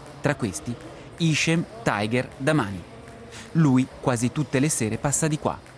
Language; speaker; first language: Italian; native; Italian